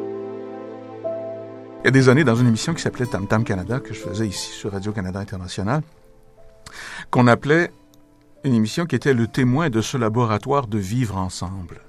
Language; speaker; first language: French; native; French